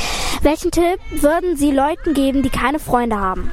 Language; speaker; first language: German; native; German